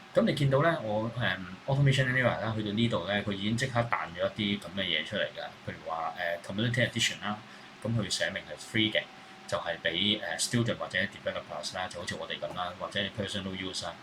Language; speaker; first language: Cantonese; native; Cantonese